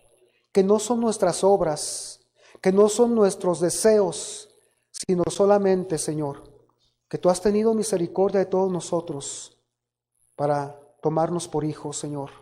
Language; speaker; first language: Spanish; native; Spanish